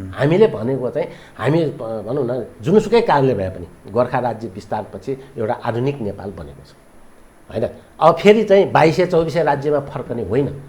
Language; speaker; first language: Nepali; non-native, local second language; Newari